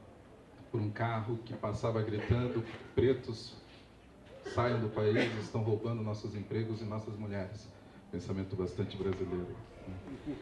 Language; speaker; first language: Portuguese; native; Portuguese